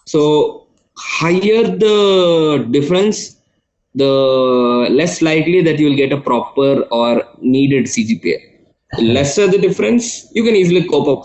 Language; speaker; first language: English; non-native, local second language; Telugu